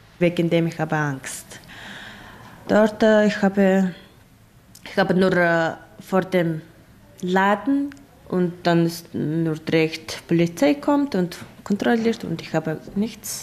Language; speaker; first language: German; non-native, learner; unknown